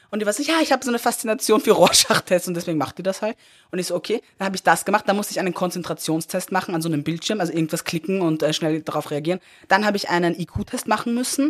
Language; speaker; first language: German; early bilingual, other home language; Persian